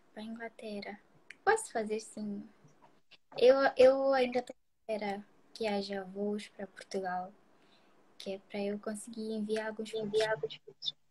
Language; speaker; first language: Portuguese; native; Portuguese